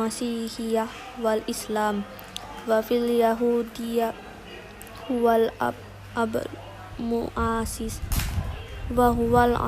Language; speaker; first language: Arabic; non-native, learner; Indonesian